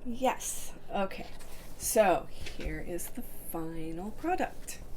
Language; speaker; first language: English; native; English